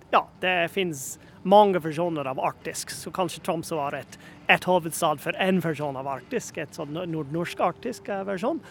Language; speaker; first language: Norwegian; non-native, fluent; English